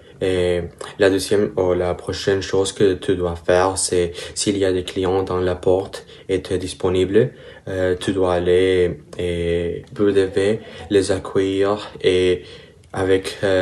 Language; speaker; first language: French; non-native, learner; Spanish